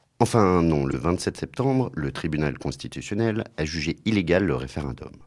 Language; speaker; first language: French; native; French